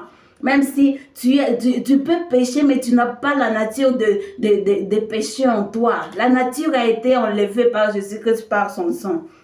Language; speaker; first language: French; non-native, local second language; Swahili